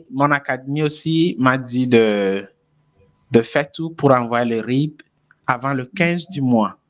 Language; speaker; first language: French; non-native, fluent; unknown